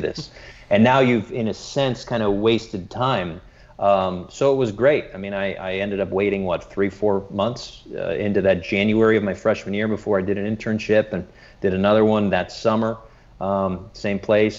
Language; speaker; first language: English; native; English